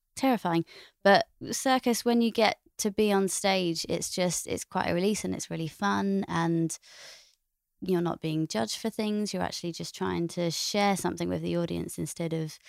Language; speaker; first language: English; native; English